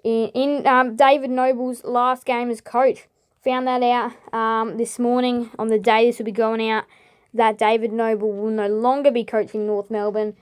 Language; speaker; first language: English; native; English